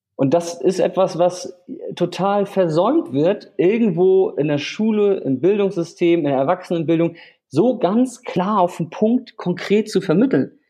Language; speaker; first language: German; native; German